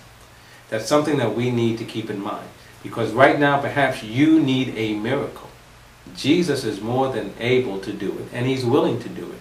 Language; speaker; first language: English; native; English